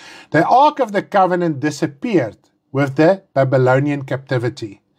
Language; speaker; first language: English; non-native, local second language; Afrikaans